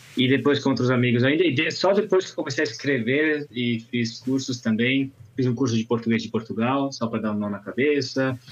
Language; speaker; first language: Portuguese; non-native, fluent; Italian